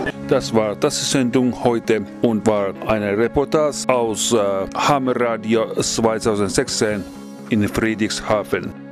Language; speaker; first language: German; non-native, learner; Finnish